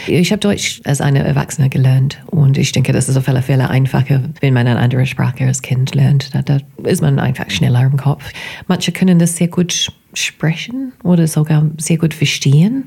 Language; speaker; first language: German; non-native, fluent; English